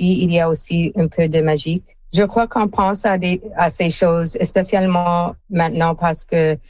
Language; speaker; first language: French; non-native, fluent; English